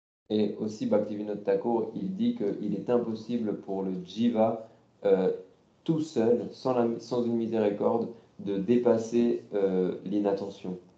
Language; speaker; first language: French; native; French